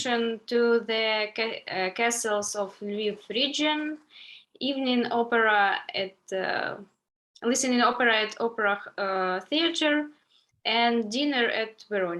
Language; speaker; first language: English; non-native, learner; Ukrainian